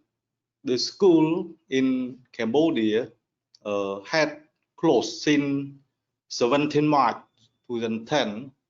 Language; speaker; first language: English; non-native, learner; Khmer